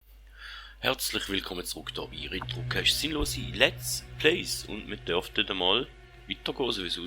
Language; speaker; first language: German; native; German